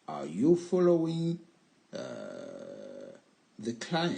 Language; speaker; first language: English; non-native, learner; French